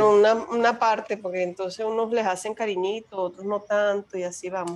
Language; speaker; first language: Spanish; native; Spanish